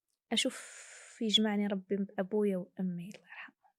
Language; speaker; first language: Arabic; native; Arabic